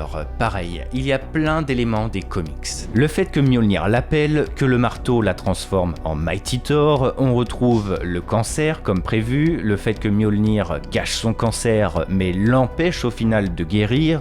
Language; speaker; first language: French; native; French